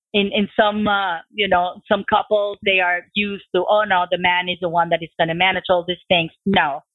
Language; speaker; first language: English; non-native, fluent; Spanish